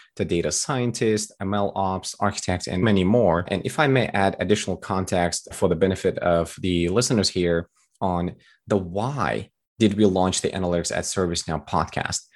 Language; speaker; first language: English; early bilingual, other home language; Tajik